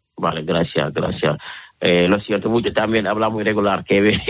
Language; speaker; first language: Spanish; non-native, learner; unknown